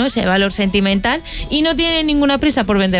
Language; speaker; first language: Spanish; native; Spanish